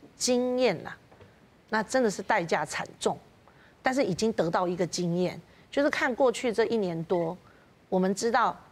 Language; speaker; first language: Chinese; native; Chinese